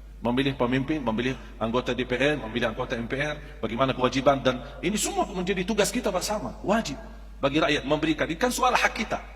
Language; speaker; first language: Indonesian; non-native, fluent; Arabic